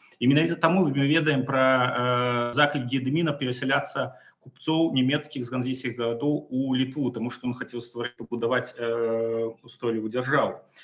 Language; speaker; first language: Belarusian; non-native, local second language; Russian